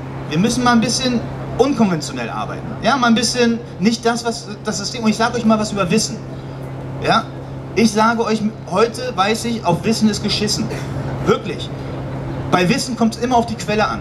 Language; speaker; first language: German; native; German